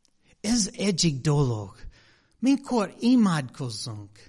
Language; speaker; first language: Hungarian; non-native, fluent; English